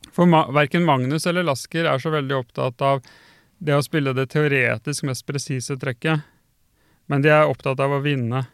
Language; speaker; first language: Norwegian; native; Norwegian